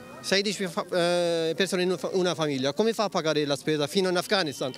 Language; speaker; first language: Italian; non-native, fluent; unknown